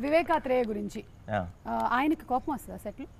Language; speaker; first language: Telugu; native; Telugu